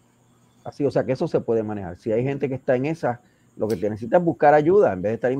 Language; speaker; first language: Spanish; native; Spanish